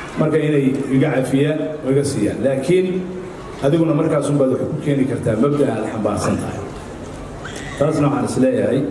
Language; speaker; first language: Somali; early bilingual, heritage; Somali